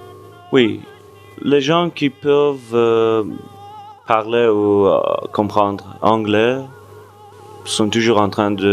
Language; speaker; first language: French; non-native, fluent; Persian